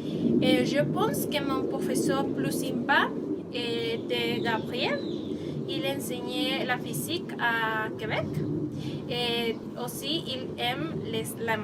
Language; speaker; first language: French; non-native, learner; Spanish